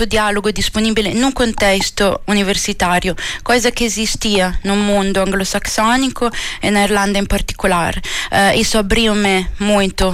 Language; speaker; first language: Portuguese; non-native, fluent; Italian